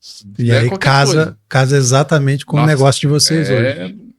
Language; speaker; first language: Portuguese; native; Portuguese